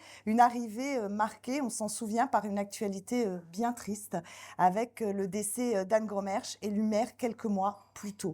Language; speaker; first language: French; native; French